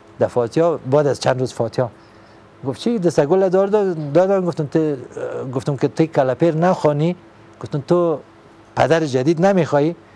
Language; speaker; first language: Persian; native; Persian